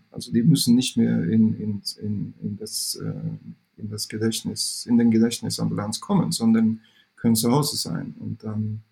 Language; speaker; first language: German; non-native, fluent; Swedish